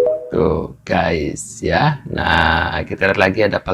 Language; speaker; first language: Indonesian; native; Indonesian